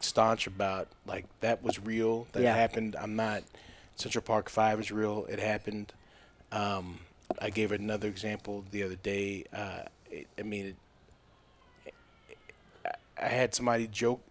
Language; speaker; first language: English; native; English